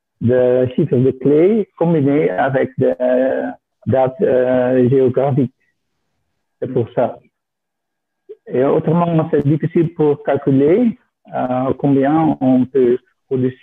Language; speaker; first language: French; non-native, fluent; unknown